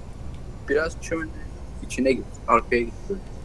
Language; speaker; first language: Turkish; early bilingual, heritage; Turkish